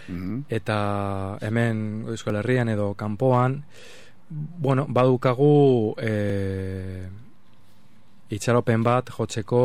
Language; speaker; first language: Basque; non-native, local second language; Spanish